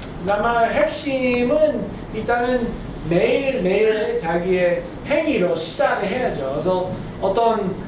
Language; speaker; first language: Korean; non-native, fluent; English